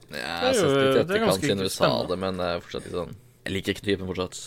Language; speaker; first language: Norwegian; native; Norwegian